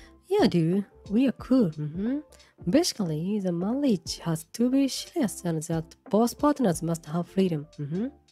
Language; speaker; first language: English; non-native, learner; Japanese